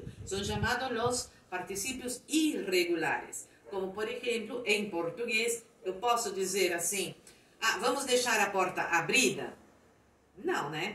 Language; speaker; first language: Spanish; non-native, fluent; Portuguese